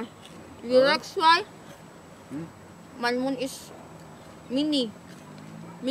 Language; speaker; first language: German; non-native, learner; Indonesian